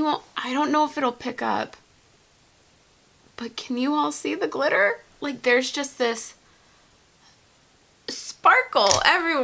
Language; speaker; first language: English; native; English